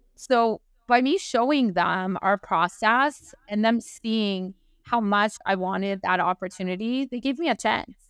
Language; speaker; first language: English; native; English